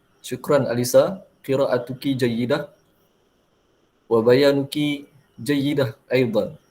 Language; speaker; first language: Arabic; non-native, fluent; Malay